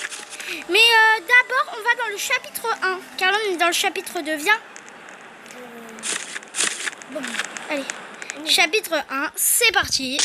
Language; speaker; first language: French; native; French